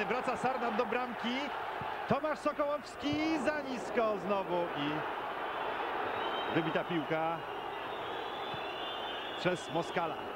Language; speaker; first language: Polish; native; Polish